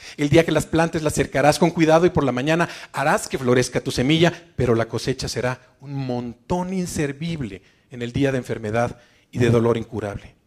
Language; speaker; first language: Spanish; native; Spanish